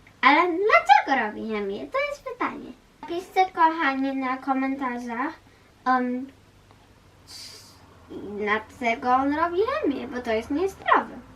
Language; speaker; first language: Polish; early bilingual, heritage; Polish